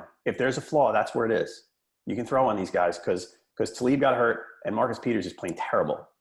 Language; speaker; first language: English; native; English